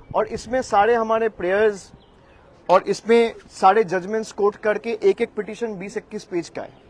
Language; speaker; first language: Hindi; non-native, local second language; Bangla